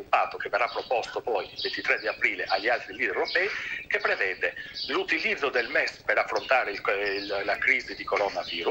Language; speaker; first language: Italian; native; Italian